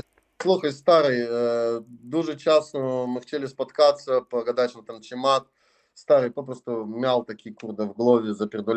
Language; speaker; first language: Polish; non-native, learner; Russian